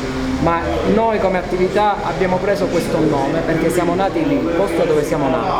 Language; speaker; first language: Italian; native; Italian